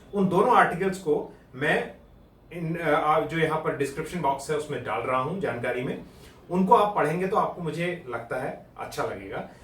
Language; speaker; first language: Hindi; native; Hindi